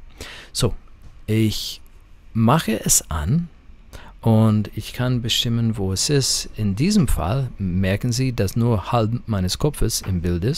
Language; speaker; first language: German; non-native, fluent; English